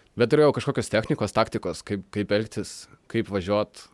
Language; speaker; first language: Lithuanian; early bilingual, other home language; Russian